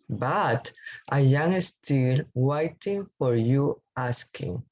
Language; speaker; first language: English; non-native, learner; Spanish